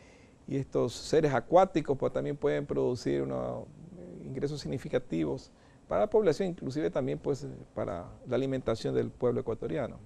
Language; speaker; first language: Spanish; native; Spanish